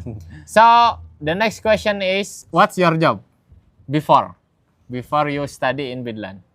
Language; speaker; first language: English; non-native, learner; Indonesian